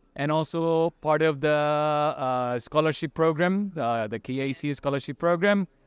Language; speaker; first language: English; non-native, fluent; Spanish